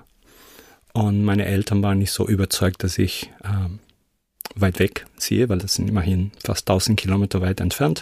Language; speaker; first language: German; non-native, fluent; Spanish